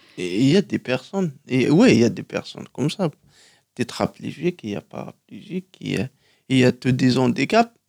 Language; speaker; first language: French; non-native, local second language; Kabyle